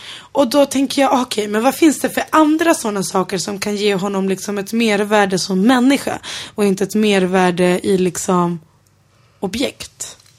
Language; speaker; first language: Swedish; early bilingual, other home language; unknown